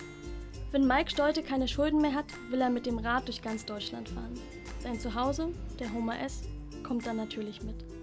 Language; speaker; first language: German; native; German